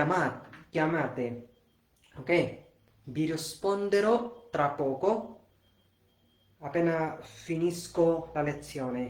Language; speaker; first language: Italian; non-native, fluent; Bangla